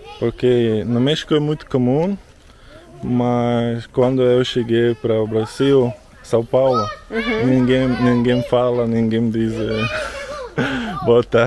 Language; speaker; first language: Portuguese; non-native, learner; Russian